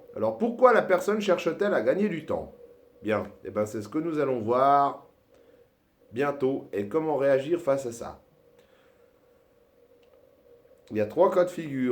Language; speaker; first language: French; native; French